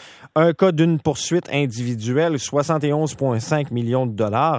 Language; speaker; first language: French; native; French